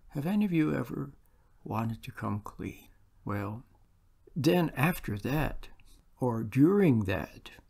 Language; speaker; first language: English; native; English